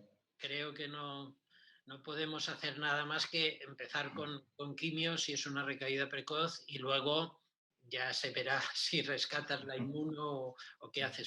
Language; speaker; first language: Spanish; native; Spanish